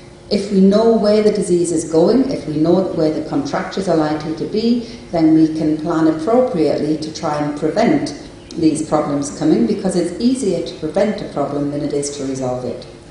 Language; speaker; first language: English; native; English